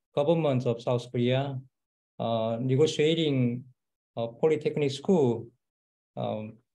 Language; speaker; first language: English; non-native, learner; Korean